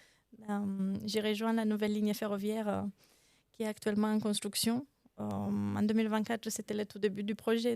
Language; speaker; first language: French; non-native, fluent; Romanian